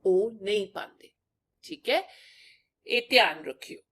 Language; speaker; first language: Hindi; non-native, local second language; Punjabi